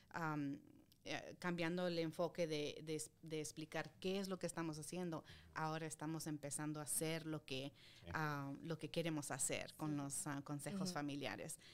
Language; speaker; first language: Spanish; early bilingual, heritage; Spanish